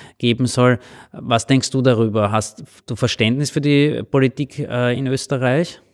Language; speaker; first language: German; native; German